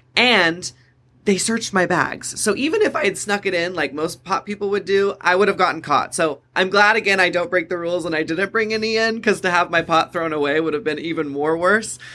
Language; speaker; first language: English; native; English